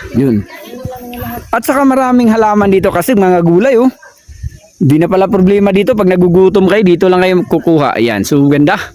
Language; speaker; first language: Filipino; non-native, local second language; Cebuano